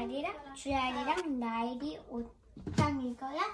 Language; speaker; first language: Korean; early bilingual, heritage; Korean